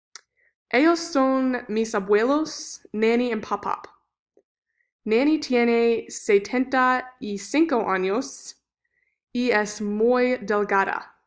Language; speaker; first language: Spanish; non-native, learner; English